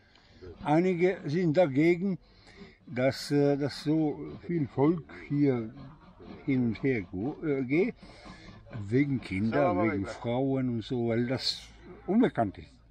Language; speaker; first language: German; non-native, fluent; Bosnian